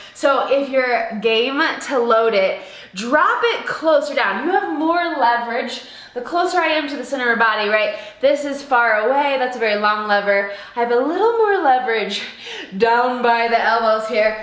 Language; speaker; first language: English; native; English